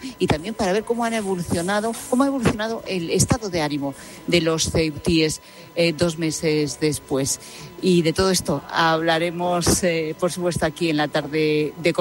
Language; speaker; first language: Spanish; native; Spanish